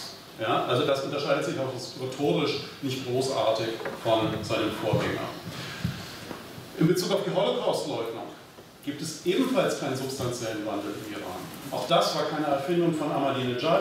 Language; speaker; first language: German; native; German